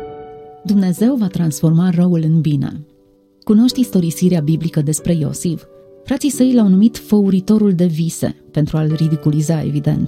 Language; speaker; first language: Romanian; native; Romanian